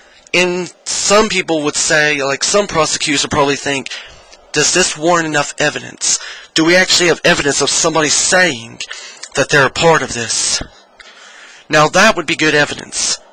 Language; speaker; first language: English; native; English